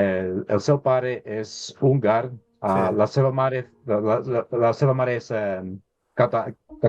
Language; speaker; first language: Catalan; non-native, learner; English